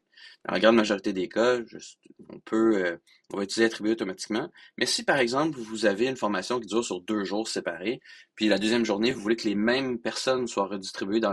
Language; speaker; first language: French; native; French